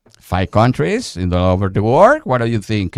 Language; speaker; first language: English; non-native, fluent; Spanish